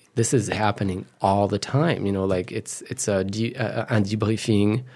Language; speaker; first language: English; non-native, fluent; French